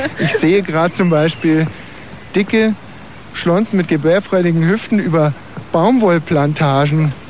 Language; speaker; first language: German; native; German